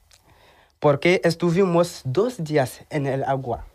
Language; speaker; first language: Spanish; non-native, learner; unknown